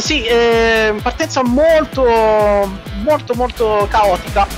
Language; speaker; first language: Italian; native; Italian